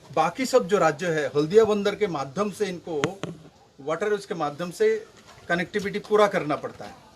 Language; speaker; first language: Hindi; non-native, local second language; Bangla